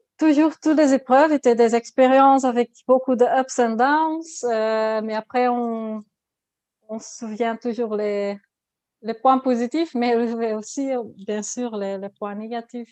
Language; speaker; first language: French; non-native, learner; Dutch